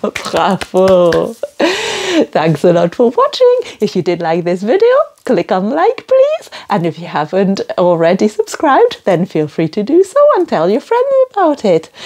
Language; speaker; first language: English; non-native, fluent; French